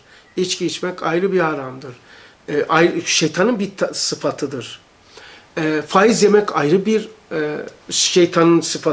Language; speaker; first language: Turkish; native; Turkish